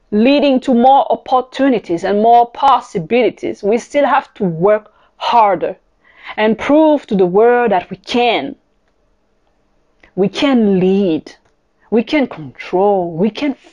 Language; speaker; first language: English; non-native, fluent; French